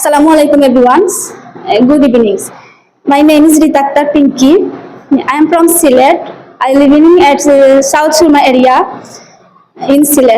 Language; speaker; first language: English; non-native, learner; Bangla